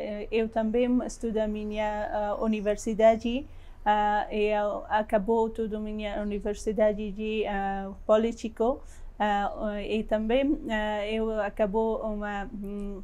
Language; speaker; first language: Portuguese; non-native, learner; Persian